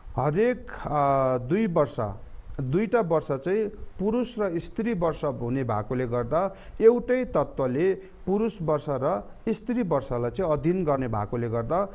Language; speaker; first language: Nepali; non-native, local second language; Eastern Tamang